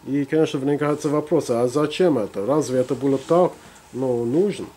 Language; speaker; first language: Russian; non-native, fluent; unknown